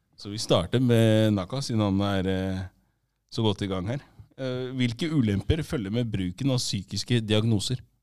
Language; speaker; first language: Norwegian; native; Norwegian